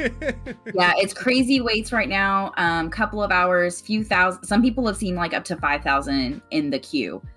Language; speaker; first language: English; native; English